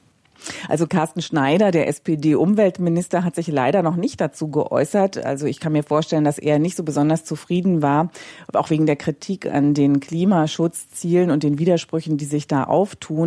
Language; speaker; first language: German; native; German